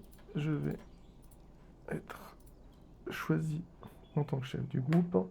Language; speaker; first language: French; native; French